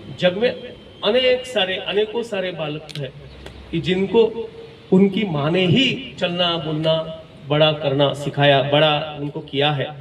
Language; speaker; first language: Hindi; non-native, local second language; Marathi